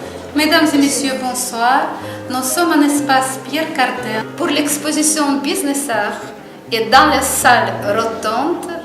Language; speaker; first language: French; non-native, fluent; Russian